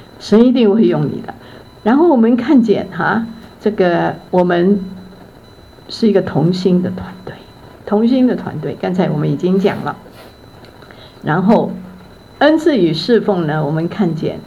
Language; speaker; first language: Chinese; non-native, local second language; Cantonese